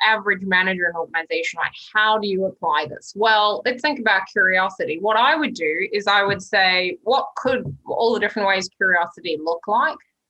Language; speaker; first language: English; native; English